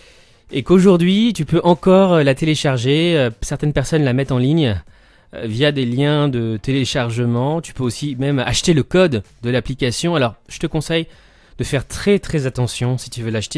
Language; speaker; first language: French; native; French